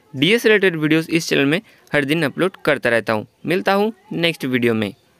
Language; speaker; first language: Hindi; non-native, local second language; Bangla